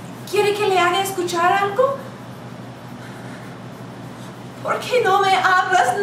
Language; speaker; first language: Spanish; non-native, fluent; English